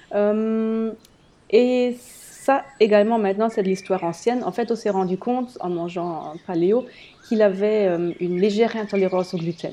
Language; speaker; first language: French; non-native, fluent; German